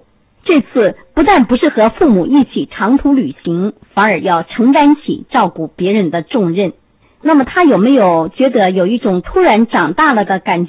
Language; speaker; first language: Chinese; native; Chinese